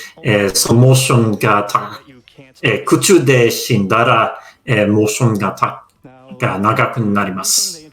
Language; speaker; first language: Japanese; non-native, fluent; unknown